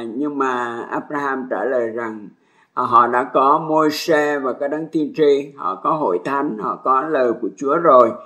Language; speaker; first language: Vietnamese; native; Vietnamese